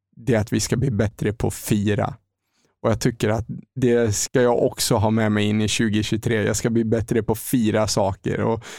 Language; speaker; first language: Swedish; native; Swedish